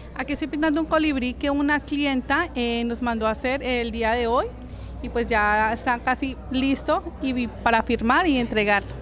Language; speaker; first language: Spanish; native; Spanish